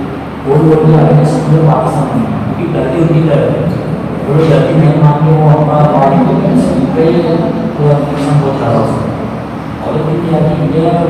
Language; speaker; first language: Hindi; non-native, local second language; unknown